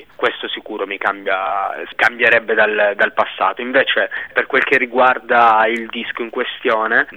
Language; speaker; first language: Italian; native; Italian